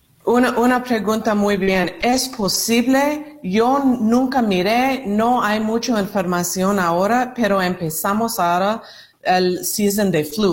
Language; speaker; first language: Spanish; non-native, learner; English